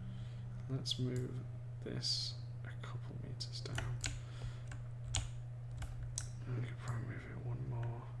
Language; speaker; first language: English; native; English